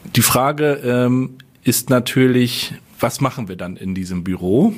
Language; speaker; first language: German; native; German